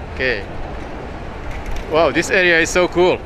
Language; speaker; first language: English; non-native, fluent; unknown